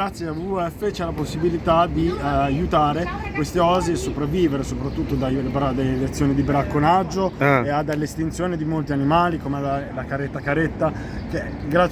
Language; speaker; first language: Italian; native; Italian